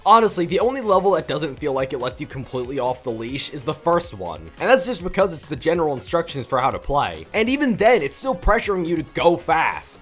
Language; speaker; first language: English; native; English